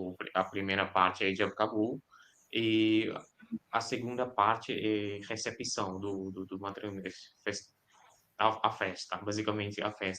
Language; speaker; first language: Portuguese; non-native, fluent; Indonesian